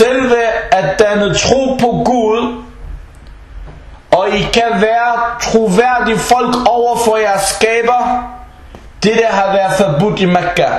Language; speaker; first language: Danish; early bilingual, other home language; Arabic